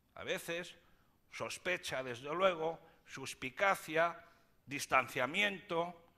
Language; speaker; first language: Spanish; native; Spanish